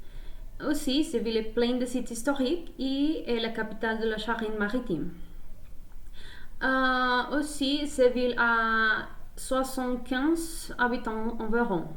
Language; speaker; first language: French; non-native, learner; Spanish